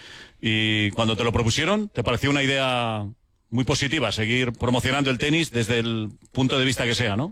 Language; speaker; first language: Spanish; native; Spanish